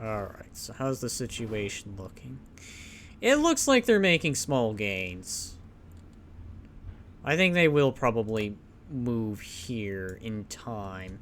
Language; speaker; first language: English; native; English